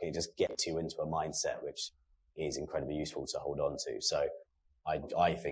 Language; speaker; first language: English; native; English